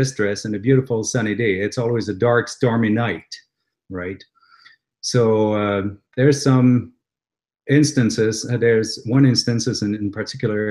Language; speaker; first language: English; native; English